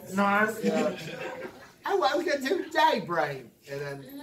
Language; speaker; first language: English; native; English